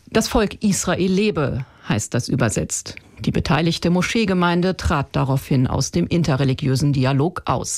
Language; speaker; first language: German; native; German